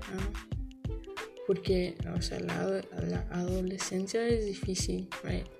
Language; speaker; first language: Spanish; early bilingual, heritage; Spanish